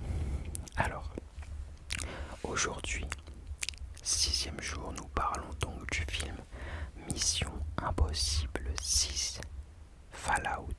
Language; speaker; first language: French; native; French